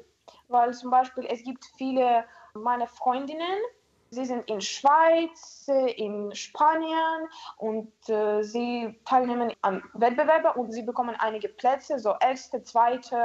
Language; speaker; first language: German; non-native, learner; Ukrainian